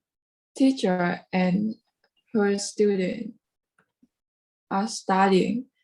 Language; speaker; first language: English; non-native, learner; Vietnamese